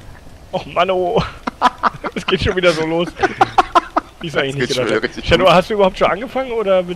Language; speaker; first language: German; native; German